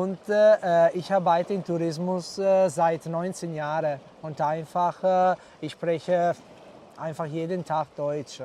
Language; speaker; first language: German; non-native, fluent; Italian